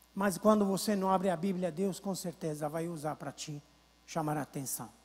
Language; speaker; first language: Portuguese; non-native, fluent; Arabic